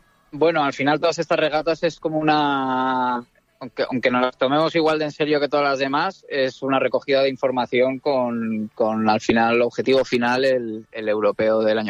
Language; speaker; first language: Spanish; native; Spanish